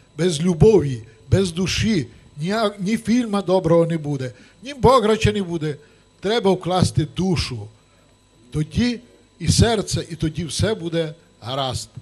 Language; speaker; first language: Ukrainian; native; Ukrainian